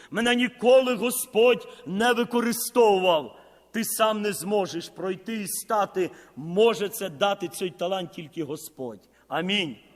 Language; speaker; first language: Ukrainian; native; Ukrainian